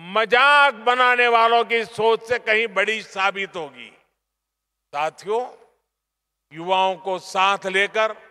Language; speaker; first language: Hindi; non-native, local second language; Gujarati